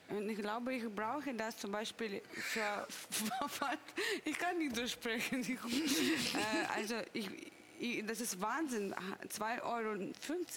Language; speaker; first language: German; non-native, fluent; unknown